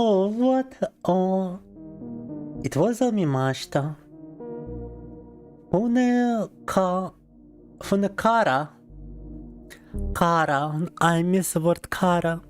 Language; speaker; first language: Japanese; non-native, learner; Russian